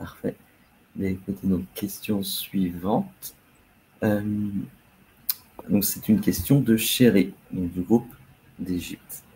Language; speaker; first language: French; native; French